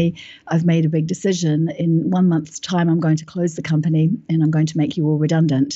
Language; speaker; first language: English; native; English